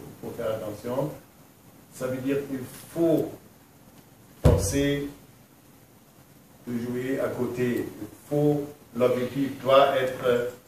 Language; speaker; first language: French; non-native, fluent; German